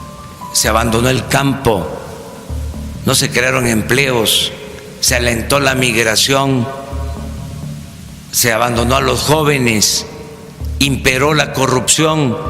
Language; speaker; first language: Spanish; native; Spanish